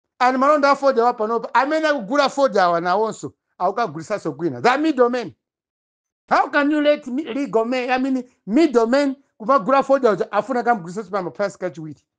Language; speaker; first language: Nyanja; non-native, local second language; Tumbuka